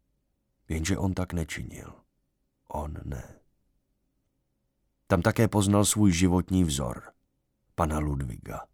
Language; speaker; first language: Czech; native; Czech